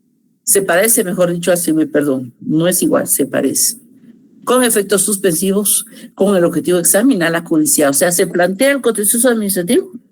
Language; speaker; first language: Spanish; native; Spanish